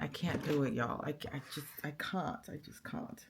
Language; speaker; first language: English; native; English